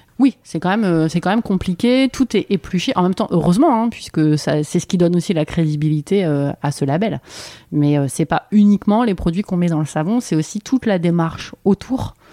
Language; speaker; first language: French; native; French